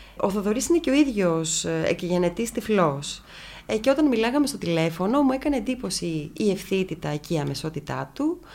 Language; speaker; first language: Greek; native; Greek